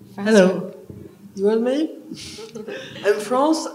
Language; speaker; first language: English; non-native, learner; French